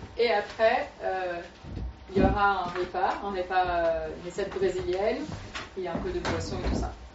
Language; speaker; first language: French; native; French